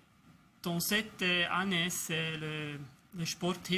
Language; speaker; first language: French; non-native, local second language; German